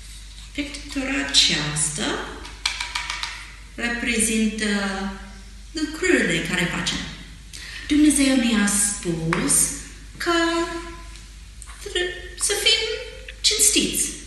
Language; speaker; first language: Romanian; non-native, fluent; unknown